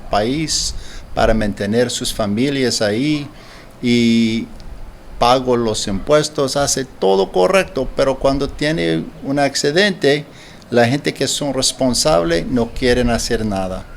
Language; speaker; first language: Spanish; non-native, learner; English